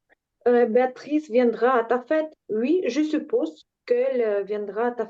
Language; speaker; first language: French; non-native, learner; Ukrainian